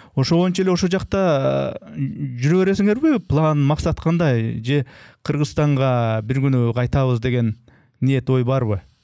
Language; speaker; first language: Kyrgyz; native; Kyrgyz